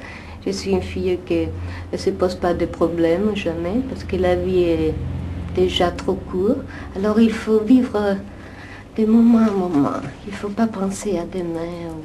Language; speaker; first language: French; non-native, fluent; Italian